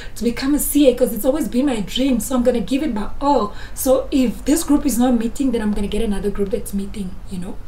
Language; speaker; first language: English; non-native, local second language; Afrikaans